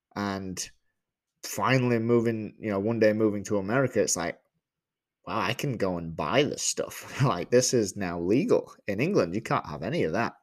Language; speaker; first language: English; native; English